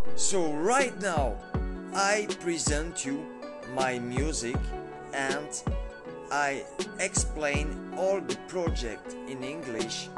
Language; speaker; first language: English; non-native, learner; French